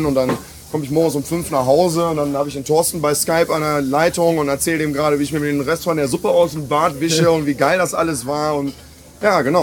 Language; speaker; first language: German; native; German